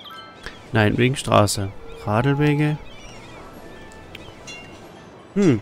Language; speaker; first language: German; native; German